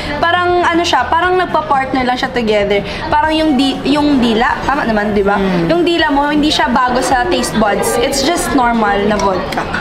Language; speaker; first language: Filipino; non-native, local second language; Cebuano